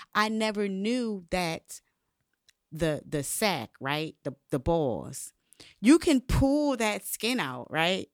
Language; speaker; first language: English; native; English